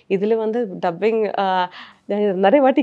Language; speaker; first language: Tamil; non-native, learner; Malayalam